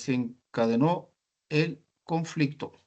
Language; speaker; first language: Spanish; native; Spanish